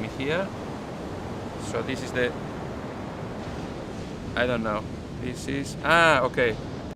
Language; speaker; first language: English; non-native, fluent; Spanish